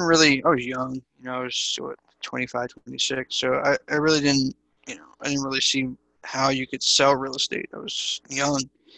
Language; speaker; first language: English; native; English